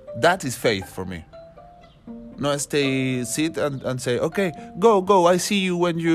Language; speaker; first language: English; non-native, learner; Spanish